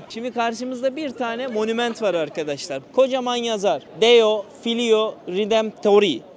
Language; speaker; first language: Turkish; native; Turkish